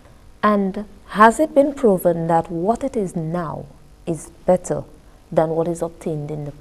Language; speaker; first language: English; native; English